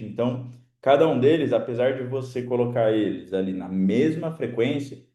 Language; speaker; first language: Portuguese; native; Portuguese